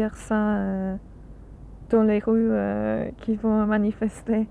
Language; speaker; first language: French; non-native, learner; English